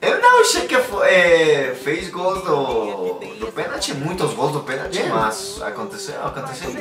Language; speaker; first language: Portuguese; non-native, learner; Spanish